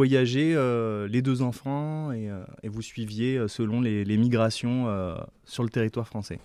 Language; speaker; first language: French; native; French